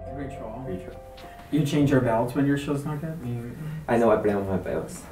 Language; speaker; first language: English; non-native, fluent; Chinese